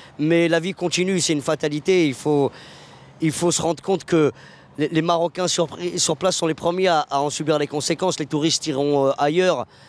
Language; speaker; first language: French; early bilingual, other home language; Arabic